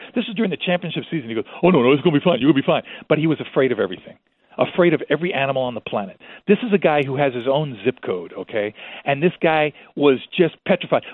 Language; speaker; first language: English; early bilingual, other home language; Spanish